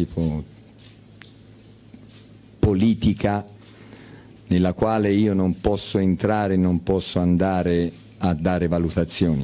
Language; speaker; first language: Italian; native; Italian